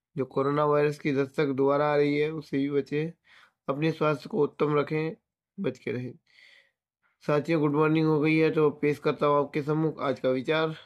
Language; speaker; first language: Hindi; native; Hindi